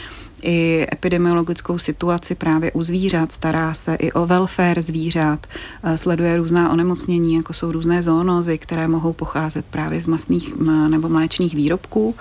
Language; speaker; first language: Czech; native; Czech